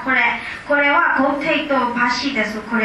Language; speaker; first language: Japanese; non-native, learner; Burmese